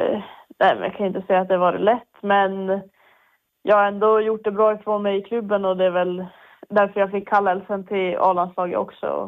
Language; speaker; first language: Swedish; native; Swedish